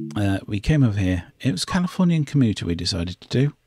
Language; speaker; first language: English; native; English